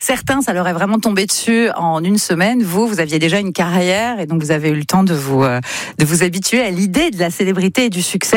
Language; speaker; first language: French; native; French